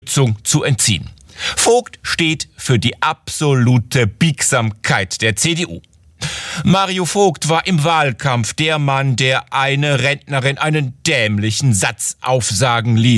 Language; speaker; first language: German; native; German